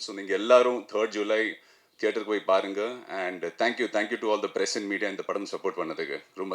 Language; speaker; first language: Tamil; non-native, fluent; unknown